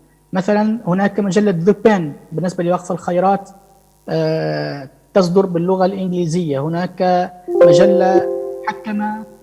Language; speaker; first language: Arabic; native; Arabic